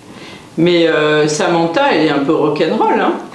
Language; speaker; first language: French; native; French